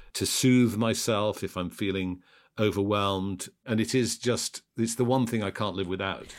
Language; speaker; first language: English; native; English